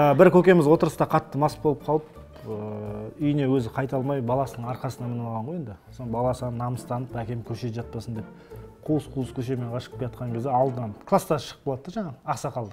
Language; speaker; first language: Kazakh; native; Kazakh